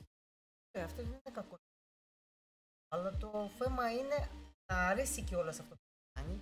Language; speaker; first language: Greek; non-native, learner; Russian